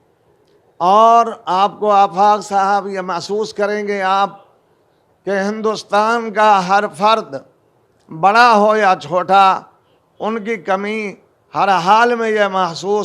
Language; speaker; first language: Urdu; native; Urdu